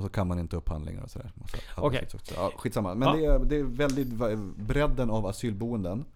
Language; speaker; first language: Swedish; native; Swedish